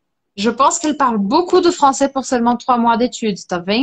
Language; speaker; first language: French; non-native, fluent; Portuguese